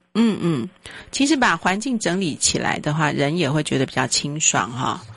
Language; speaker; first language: Chinese; native; Chinese